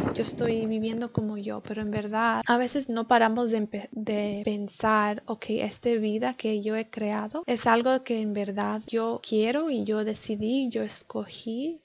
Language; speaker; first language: Spanish; early bilingual, heritage; Spanish